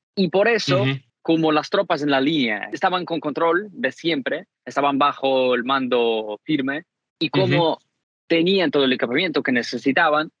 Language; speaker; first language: Spanish; non-native, fluent; Ukrainian